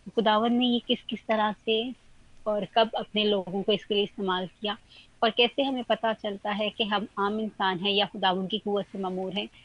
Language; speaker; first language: Urdu; non-native, local second language; Punjabi